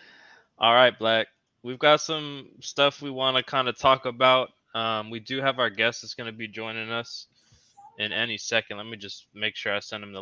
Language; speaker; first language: English; native; English